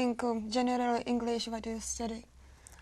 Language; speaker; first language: English; non-native, learner; Czech